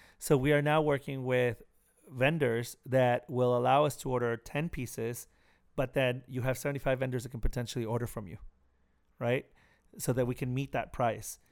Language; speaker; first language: English; early bilingual, other home language; Spanish